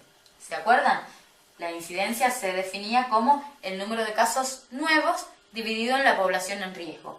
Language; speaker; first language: Spanish; native; Spanish